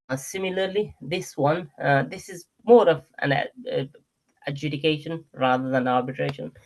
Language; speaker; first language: English; non-native, local second language; Nepali